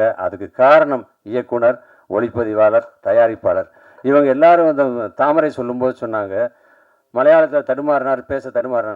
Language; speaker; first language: Tamil; native; Tamil